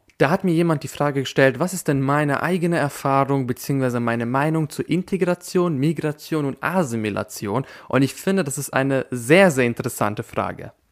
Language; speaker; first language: German; early bilingual, other home language; Albanian